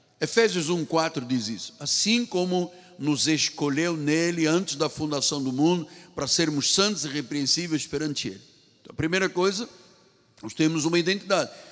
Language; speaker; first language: Portuguese; native; Portuguese